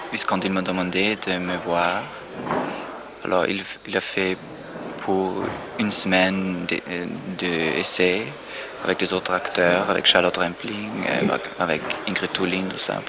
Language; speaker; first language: French; non-native, fluent; German